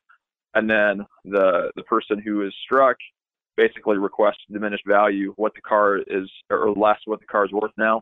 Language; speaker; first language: English; native; English